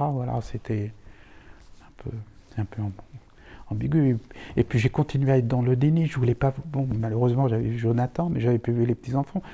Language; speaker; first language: French; native; French